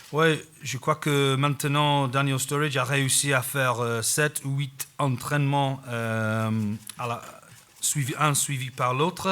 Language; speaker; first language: French; non-native, fluent; English